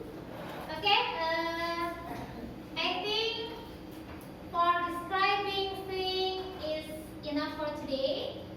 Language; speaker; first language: English; non-native, learner; Indonesian